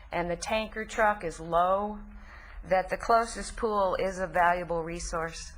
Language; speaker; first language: English; native; English